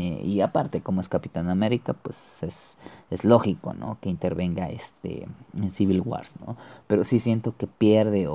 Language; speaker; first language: Spanish; native; Spanish